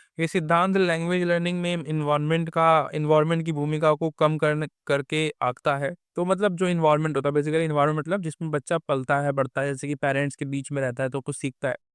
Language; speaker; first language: Hindi; native; Hindi